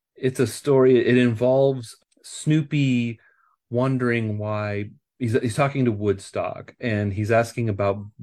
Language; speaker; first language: English; native; English